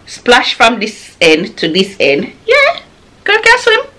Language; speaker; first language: English; non-native, local second language; Jamaican Creole English